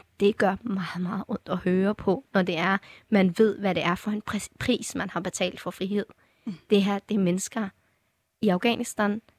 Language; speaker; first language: Danish; early bilingual, other home language; Persian